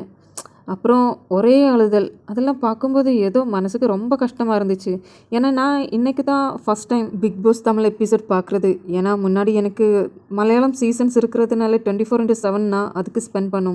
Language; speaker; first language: Tamil; non-native, fluent; Malayalam